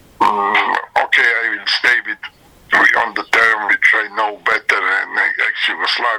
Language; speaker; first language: English; non-native, learner; Serbian